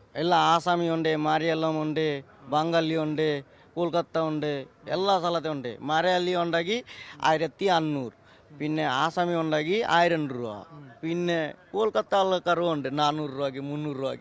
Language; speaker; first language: Malayalam; non-native, local second language; Assamese